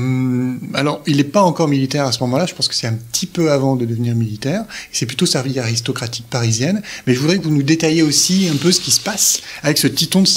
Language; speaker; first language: French; native; French